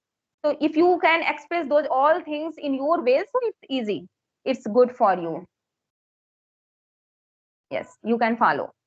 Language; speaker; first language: English; non-native, local second language; Hindi